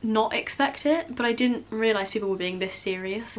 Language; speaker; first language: English; native; English